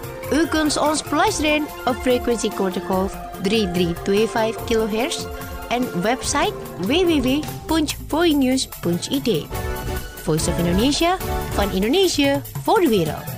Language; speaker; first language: Dutch; non-native, fluent; Indonesian